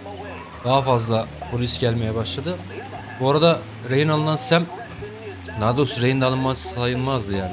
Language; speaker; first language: Turkish; native; Turkish